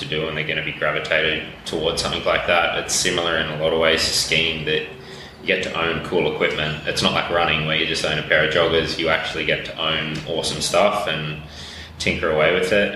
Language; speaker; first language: English; native; English